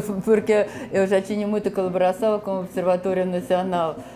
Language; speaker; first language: Portuguese; non-native, fluent; Russian